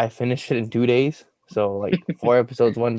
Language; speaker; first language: English; native; English